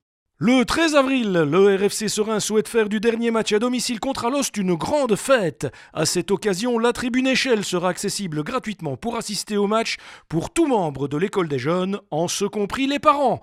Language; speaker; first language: French; native; French